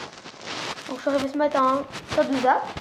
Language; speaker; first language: French; native; French